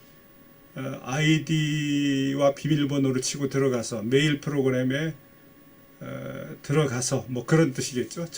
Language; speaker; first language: Korean; native; Korean